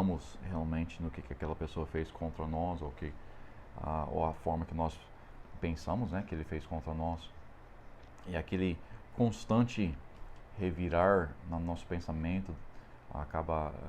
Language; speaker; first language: Portuguese; non-native, fluent; English